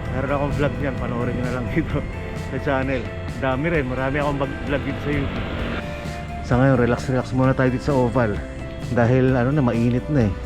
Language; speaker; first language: Filipino; native; Filipino